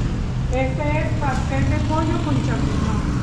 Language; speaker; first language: Spanish; native; Spanish